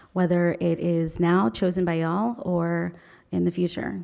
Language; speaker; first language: English; native; English